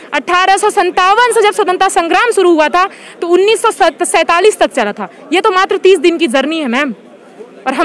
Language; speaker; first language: Hindi; native; Hindi